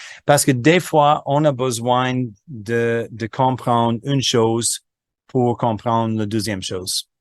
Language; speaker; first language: French; non-native, fluent; English